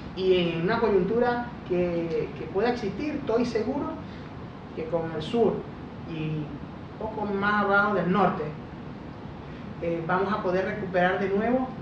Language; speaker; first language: Spanish; native; Spanish